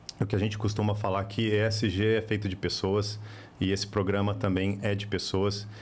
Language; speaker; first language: Portuguese; native; Portuguese